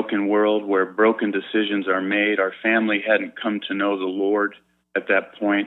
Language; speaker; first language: English; native; English